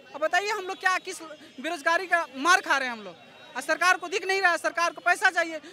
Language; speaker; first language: Hindi; native; Hindi